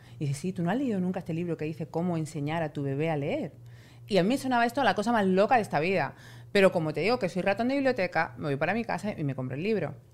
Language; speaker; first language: Spanish; native; Spanish